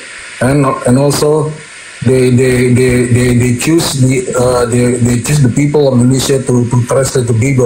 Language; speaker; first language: English; non-native, learner; Indonesian